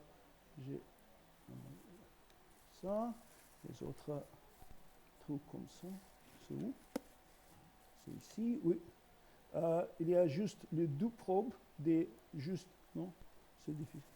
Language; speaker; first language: French; non-native, learner; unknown